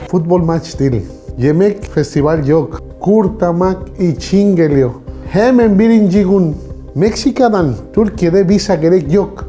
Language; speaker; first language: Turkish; non-native, learner; Spanish